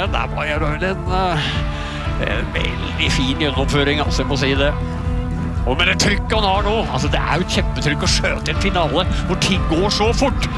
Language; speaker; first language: Norwegian; native; Norwegian